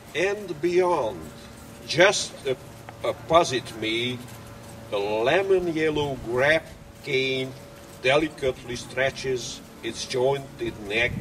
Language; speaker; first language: English; non-native, fluent; Hungarian